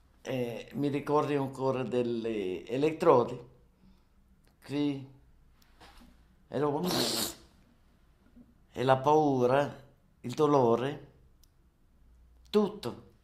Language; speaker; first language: Italian; non-native, learner; German